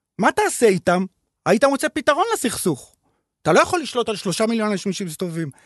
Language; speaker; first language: Hebrew; native; Hebrew